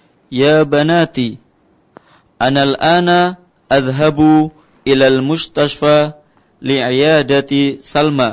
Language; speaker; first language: Arabic; non-native, learner; Indonesian